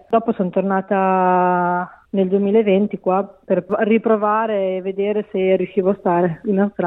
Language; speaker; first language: Italian; native; Italian